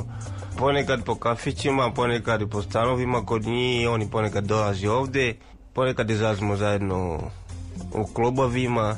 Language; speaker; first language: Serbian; non-native, fluent; Swahili